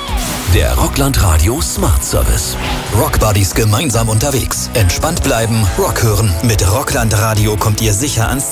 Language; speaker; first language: German; native; German